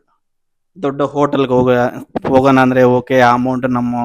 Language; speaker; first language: Kannada; non-native, local second language; Telugu